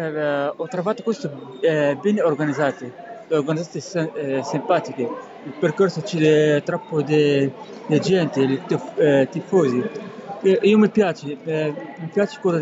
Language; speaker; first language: Italian; non-native, learner; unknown